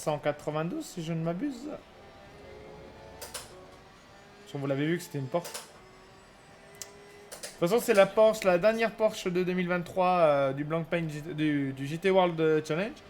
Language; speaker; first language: French; native; French